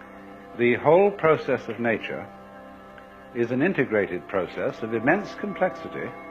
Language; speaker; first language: English; native; English